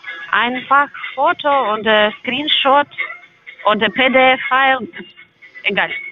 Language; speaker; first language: German; non-native, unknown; Russian